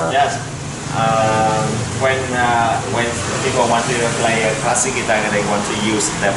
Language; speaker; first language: English; non-native, learner; Vietnamese